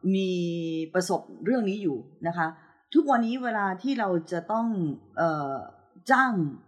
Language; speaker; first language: Thai; native; Thai